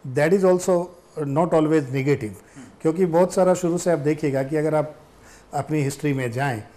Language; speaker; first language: Hindi; native; Hindi